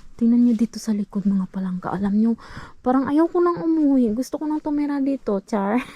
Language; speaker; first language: Filipino; non-native, local second language; Cebuano